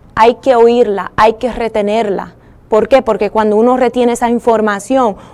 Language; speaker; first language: Spanish; early bilingual, heritage; Spanish